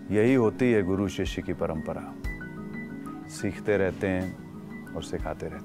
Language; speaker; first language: Hindi; native; Hindi